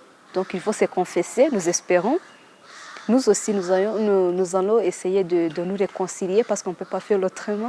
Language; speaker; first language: French; non-native, local second language; Kinyarwanda